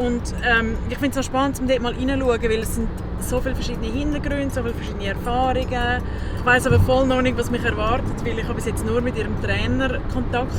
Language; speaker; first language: German; native; German